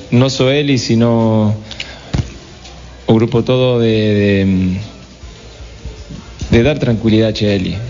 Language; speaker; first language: Portuguese; non-native, fluent; Spanish